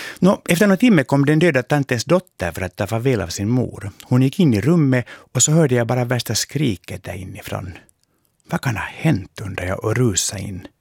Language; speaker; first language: Swedish; native; Swedish